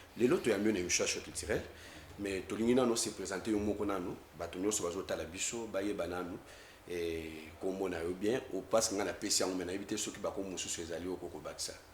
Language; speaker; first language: Lingala; native; Lingala